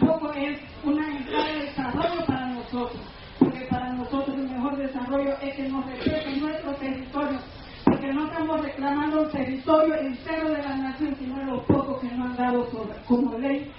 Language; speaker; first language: Spanish; non-native, local second language; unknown